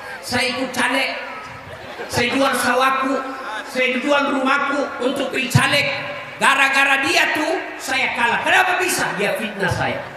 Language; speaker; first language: Indonesian; non-native, local second language; Buginese